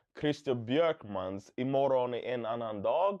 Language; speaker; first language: Swedish; non-native, learner; English